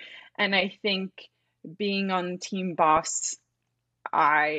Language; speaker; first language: English; native; English